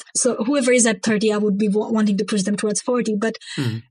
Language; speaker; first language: English; non-native, local second language; Bangla